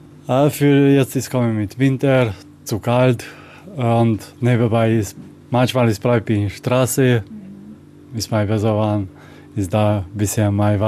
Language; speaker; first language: German; non-native, learner; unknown